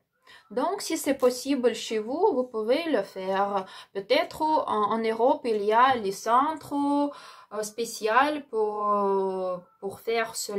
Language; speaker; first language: French; non-native, learner; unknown